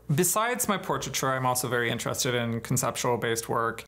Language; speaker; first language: English; native; English